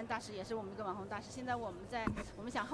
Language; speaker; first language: Chinese; native; Chinese